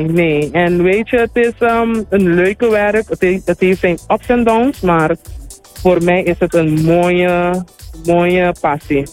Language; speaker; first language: Dutch; non-native, local second language; Papiamento